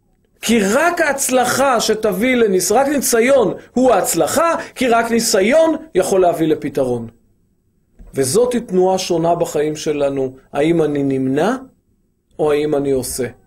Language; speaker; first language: Hebrew; native; Hebrew